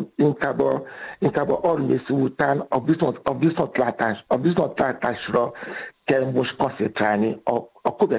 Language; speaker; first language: Hungarian; non-native, fluent; Yoruba